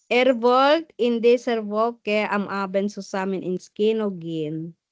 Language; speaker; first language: German; non-native, learner; Filipino